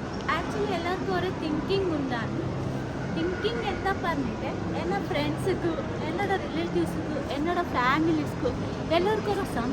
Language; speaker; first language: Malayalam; non-native, learner; Kannada